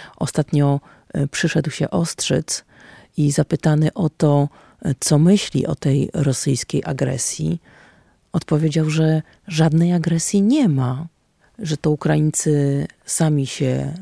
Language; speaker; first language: Polish; native; Polish